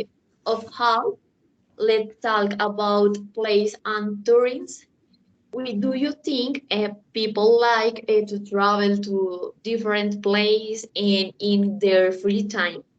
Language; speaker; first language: English; non-native, learner; Spanish